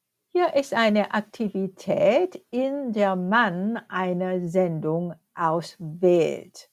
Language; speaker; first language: German; non-native, fluent; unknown